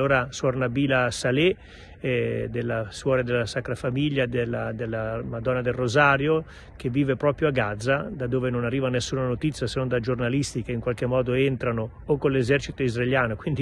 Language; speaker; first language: Italian; native; Italian